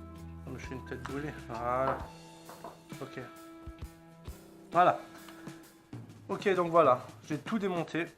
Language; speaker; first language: French; native; French